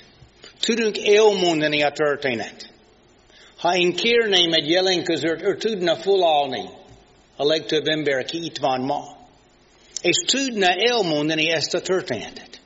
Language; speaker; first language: Hungarian; non-native, fluent; English